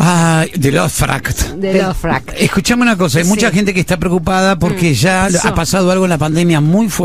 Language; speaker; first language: Spanish; native; Spanish